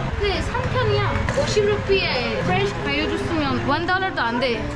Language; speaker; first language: Korean; non-native, fluent; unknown